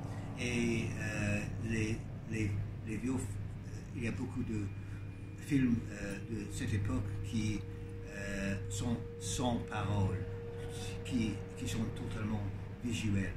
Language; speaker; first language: French; non-native, learner; English